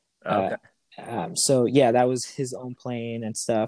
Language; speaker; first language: English; native; English